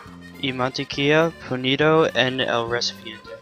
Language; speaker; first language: Spanish; non-native, learner; English